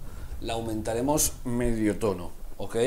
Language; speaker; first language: Spanish; native; Spanish